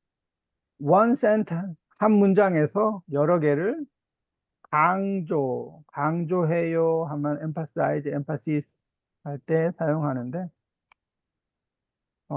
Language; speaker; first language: Korean; native; Korean